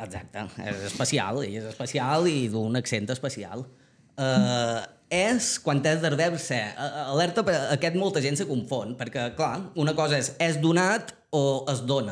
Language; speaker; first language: Catalan; native; Catalan